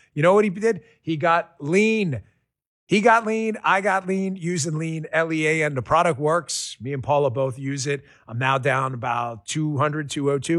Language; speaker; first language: English; native; English